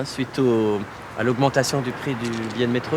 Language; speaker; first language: French; native; French